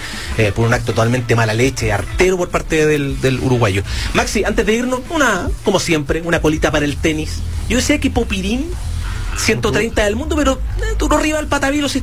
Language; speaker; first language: Spanish; native; Spanish